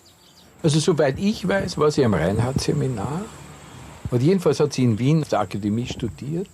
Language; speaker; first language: German; native; German